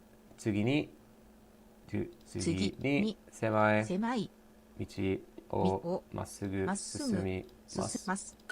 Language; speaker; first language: Japanese; non-native, learner; English